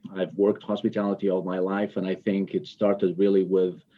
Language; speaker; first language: English; non-native, fluent; Portuguese